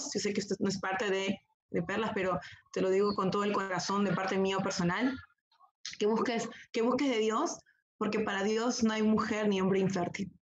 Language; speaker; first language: Spanish; native; Spanish